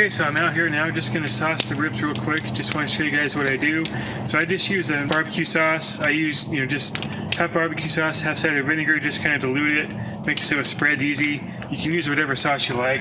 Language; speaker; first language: English; native; English